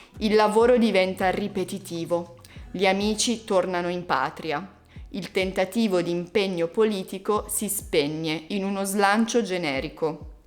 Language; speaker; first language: Italian; native; Italian